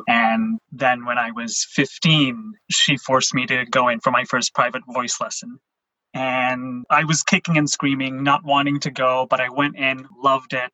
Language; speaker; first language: English; non-native, local second language; Sinhala